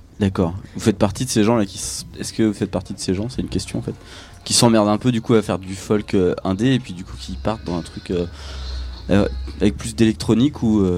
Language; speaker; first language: French; native; French